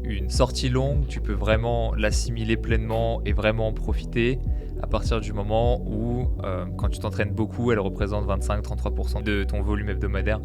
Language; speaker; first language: French; native; French